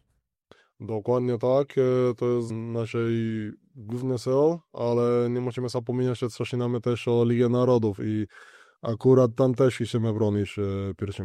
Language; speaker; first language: Polish; non-native, learner; Spanish